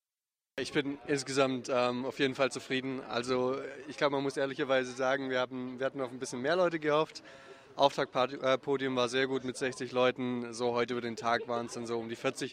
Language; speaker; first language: German; native; German